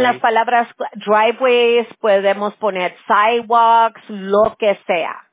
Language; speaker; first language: Spanish; early bilingual, heritage; Spanish